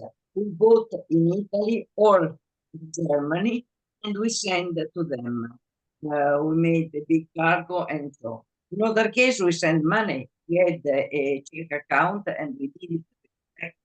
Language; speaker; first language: English; non-native, fluent; Italian